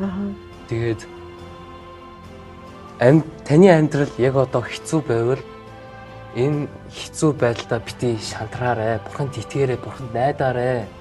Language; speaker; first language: Mongolian; early bilingual, heritage; Mongolian